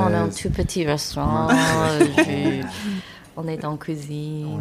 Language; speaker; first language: French; non-native, learner; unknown